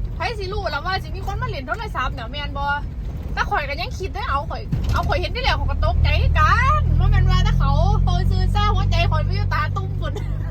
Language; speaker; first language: Thai; non-native, local second language; Northeastern Thai